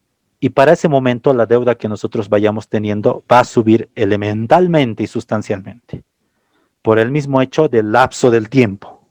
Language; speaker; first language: Spanish; native; Spanish